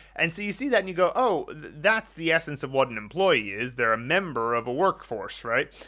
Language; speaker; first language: English; native; English